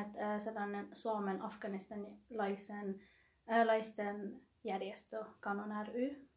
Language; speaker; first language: Finnish; non-native, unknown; Persian